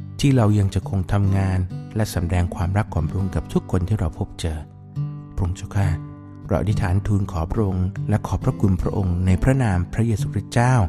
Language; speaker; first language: Thai; native; Thai